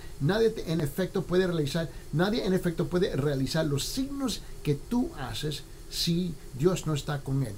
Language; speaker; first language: Spanish; early bilingual, heritage; Spanish